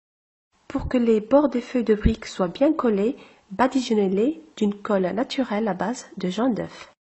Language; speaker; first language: French; non-native, local second language; Arabic